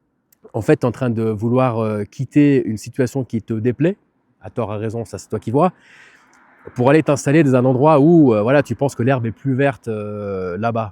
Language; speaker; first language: French; native; French